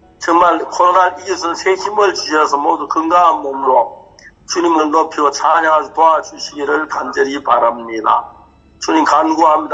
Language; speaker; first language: Korean; non-native, learner; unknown